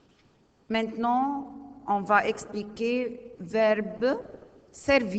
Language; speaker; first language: French; non-native, learner; Arabic